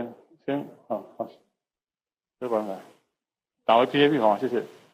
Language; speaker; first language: Chinese; native; Chinese